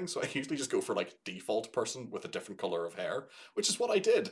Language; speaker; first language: English; native; English